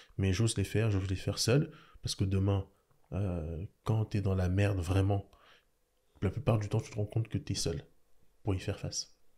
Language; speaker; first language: French; early bilingual, other home language; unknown